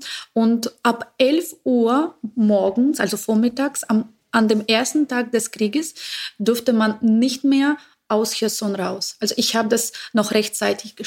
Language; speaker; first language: German; non-native, fluent; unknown